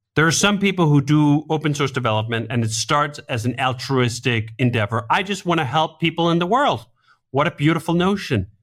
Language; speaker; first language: English; non-native, fluent; Danish